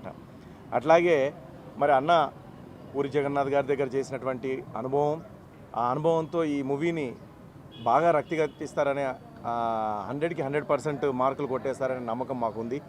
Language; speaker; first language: Telugu; native; Telugu